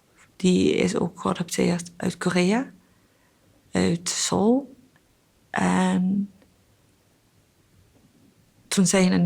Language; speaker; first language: Dutch; early bilingual, other home language; Korean